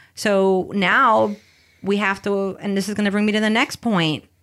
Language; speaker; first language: English; early bilingual, other home language; Spanish